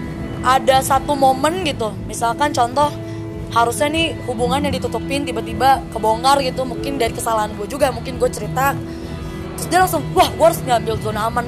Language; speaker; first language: Indonesian; native; Indonesian